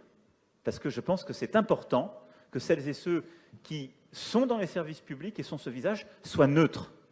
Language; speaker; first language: French; native; French